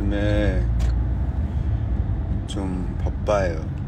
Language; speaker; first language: Korean; non-native, fluent; Cantonese